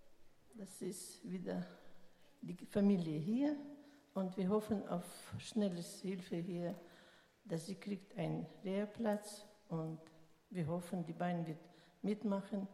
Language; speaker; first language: German; early bilingual, heritage; German